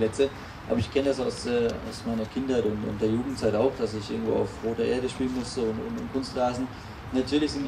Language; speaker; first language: German; native; German